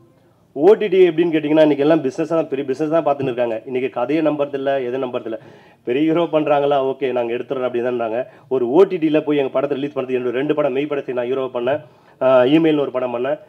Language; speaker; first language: Tamil; native; Tamil